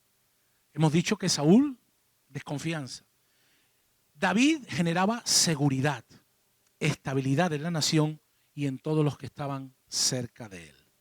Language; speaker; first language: Spanish; native; Spanish